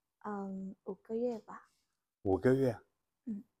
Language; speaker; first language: Chinese; non-native, learner; Vietnamese